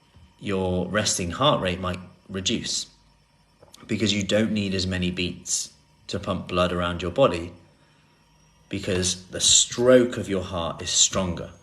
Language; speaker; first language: English; native; English